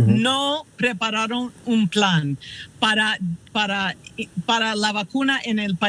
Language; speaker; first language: Spanish; non-native, fluent; English